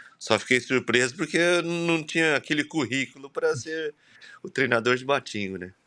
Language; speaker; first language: Portuguese; native; Portuguese